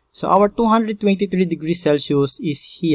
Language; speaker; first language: English; non-native, local second language; Filipino